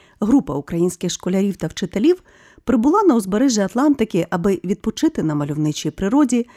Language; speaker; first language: Ukrainian; native; Ukrainian